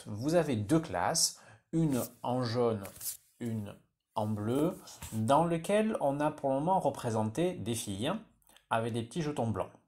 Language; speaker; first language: French; native; French